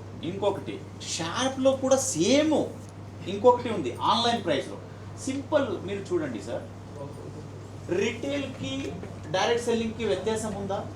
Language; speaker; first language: Telugu; non-native, learner; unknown